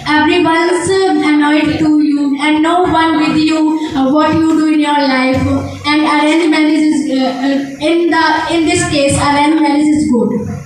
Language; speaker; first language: English; non-native, learner; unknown